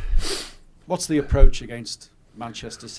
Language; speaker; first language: English; native; English